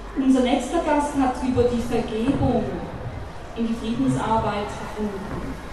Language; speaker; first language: German; native; German